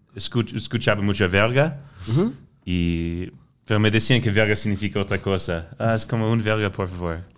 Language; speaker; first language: Spanish; non-native, fluent; French